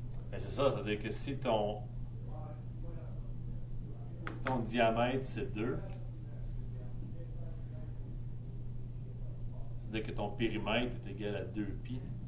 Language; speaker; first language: French; native; French